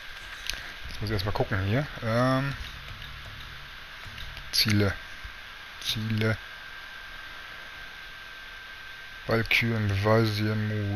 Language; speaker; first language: German; native; German